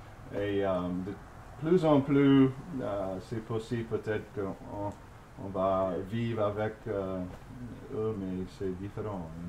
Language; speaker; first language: French; non-native, fluent; English